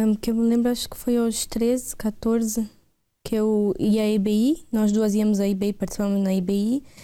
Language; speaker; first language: Portuguese; native; Portuguese